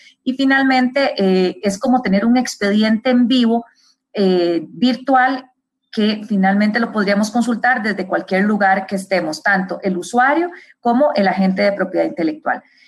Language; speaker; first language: Spanish; native; Spanish